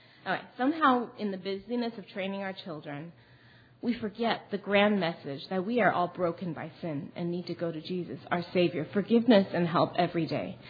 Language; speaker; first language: English; early bilingual, other home language; Chinese